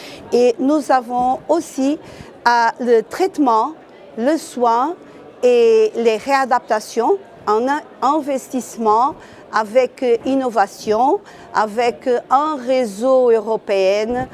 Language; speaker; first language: French; non-native, fluent; Portuguese